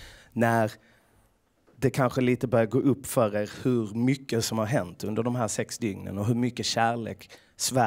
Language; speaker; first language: Swedish; native; Swedish